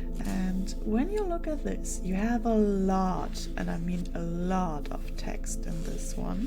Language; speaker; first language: English; non-native, fluent; German